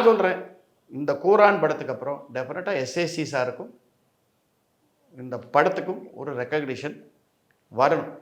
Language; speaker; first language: Tamil; native; Tamil